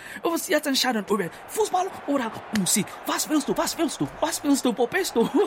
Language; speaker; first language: German; non-native, fluent; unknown